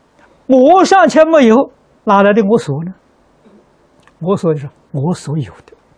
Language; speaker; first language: Chinese; native; Chinese